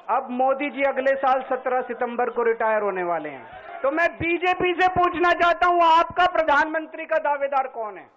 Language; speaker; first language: Hindi; native; Hindi